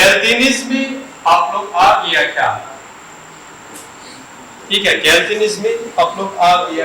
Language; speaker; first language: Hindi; non-native, learner; Turkish